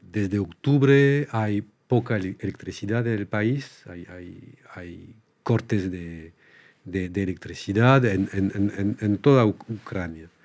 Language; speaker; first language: Spanish; non-native, fluent; French